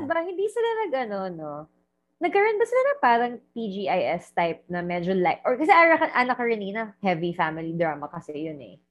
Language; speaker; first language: Filipino; native; Filipino